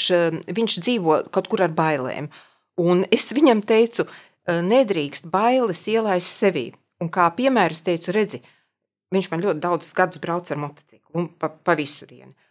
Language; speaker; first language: Latvian; native; Latvian